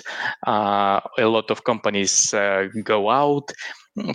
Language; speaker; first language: English; non-native, learner; Russian